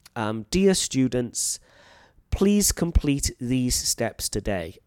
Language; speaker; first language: English; native; English